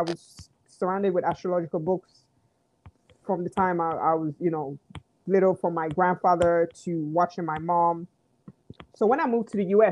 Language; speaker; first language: English; native; English